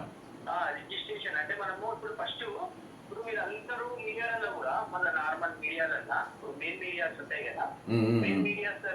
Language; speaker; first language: Telugu; native; Telugu